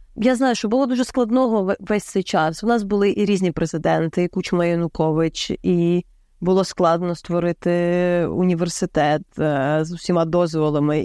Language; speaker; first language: Ukrainian; native; Ukrainian